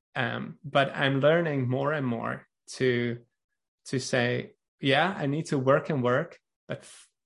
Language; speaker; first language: English; non-native, fluent; Dutch